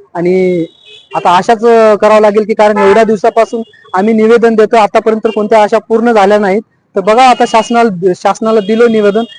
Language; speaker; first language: Marathi; non-native, local second language; Lambadi